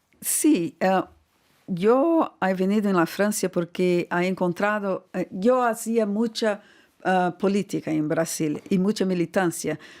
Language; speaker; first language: Spanish; non-native, fluent; Portuguese